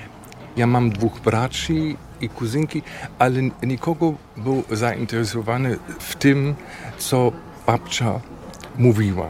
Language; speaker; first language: Polish; non-native, fluent; German